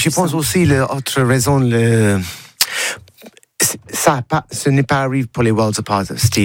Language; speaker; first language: French; non-native, learner; English